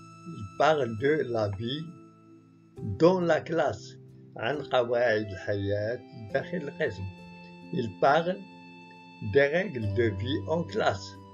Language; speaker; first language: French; non-native, fluent; Arabic